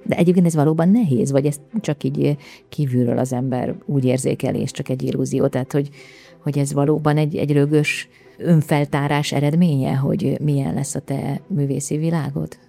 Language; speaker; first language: Hungarian; native; Hungarian